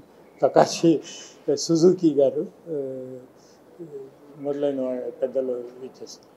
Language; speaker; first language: Telugu; native; Telugu